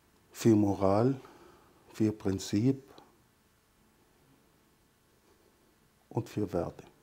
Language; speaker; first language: German; non-native, fluent; Arabic